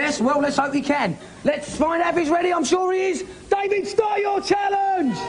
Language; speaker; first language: English; native; English